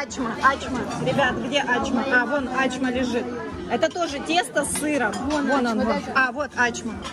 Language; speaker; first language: Russian; native; Russian